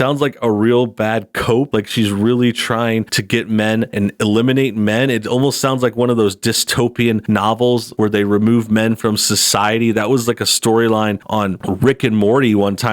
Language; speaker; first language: English; native; English